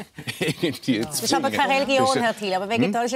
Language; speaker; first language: German; native; German